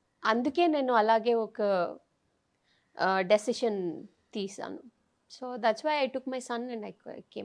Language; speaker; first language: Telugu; non-native, fluent; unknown